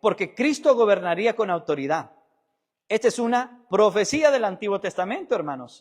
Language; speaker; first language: Spanish; native; Spanish